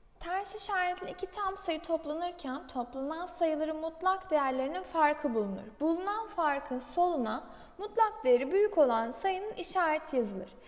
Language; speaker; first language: Turkish; native; Turkish